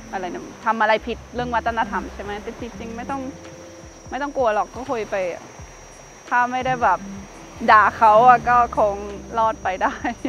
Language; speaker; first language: Thai; non-native, fluent; German